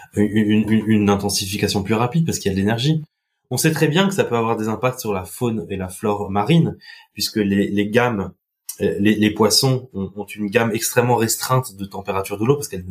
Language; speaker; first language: French; non-native, local second language; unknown